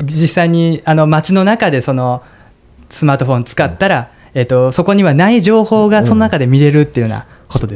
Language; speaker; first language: Japanese; native; Japanese